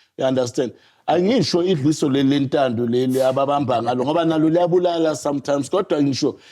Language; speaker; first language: Zulu; native; Zulu